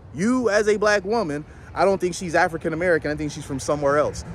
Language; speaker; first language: English; native; English